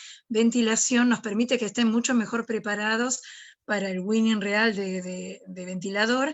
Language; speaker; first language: Spanish; native; Spanish